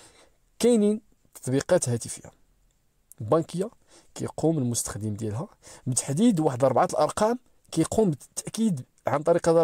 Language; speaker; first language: Arabic; native; Arabic